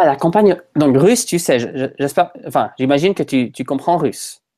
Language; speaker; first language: French; non-native, fluent; English